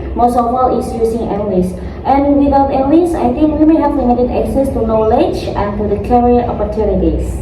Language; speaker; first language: English; non-native, learner; Indonesian